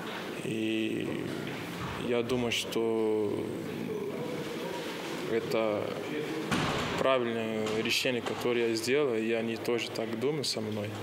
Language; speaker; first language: Russian; non-native, learner; Portuguese